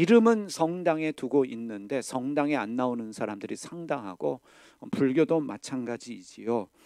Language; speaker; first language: Korean; native; Korean